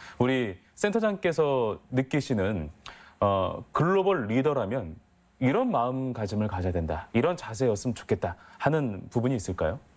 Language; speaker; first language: Korean; native; Korean